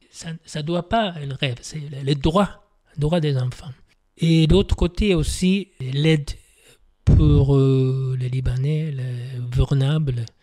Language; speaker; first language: French; non-native, fluent; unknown